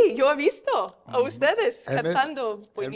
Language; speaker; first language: Spanish; non-native, fluent; English